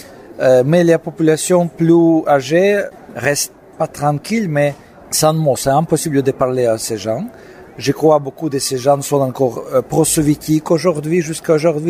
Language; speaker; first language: French; non-native, fluent; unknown